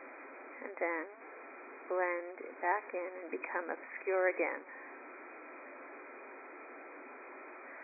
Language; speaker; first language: English; native; English